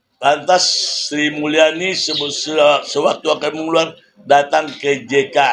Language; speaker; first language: Indonesian; non-native, local second language; Minangkabau